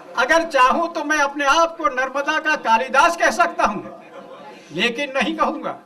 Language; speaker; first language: Hindi; non-native, local second language; Gujarati